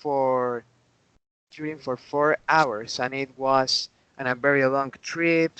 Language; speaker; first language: English; non-native, learner; Spanish